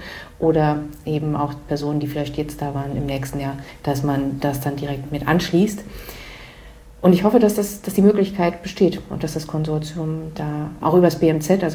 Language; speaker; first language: German; native; German